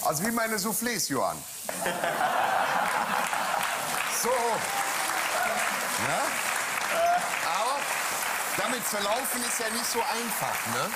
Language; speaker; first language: German; native; German